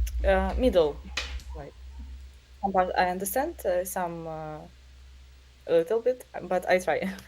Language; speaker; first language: English; non-native, learner; Russian